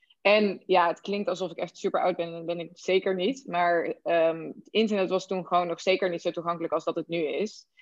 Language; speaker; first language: Dutch; native; Dutch